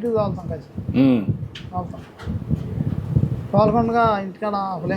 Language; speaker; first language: Telugu; native; Telugu